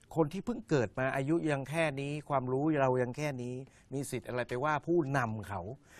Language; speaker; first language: Thai; native; Thai